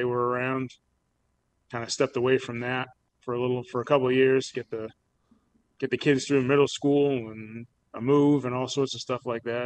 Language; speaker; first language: English; native; English